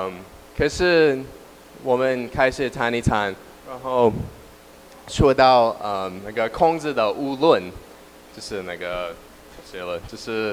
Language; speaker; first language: Chinese; non-native, learner; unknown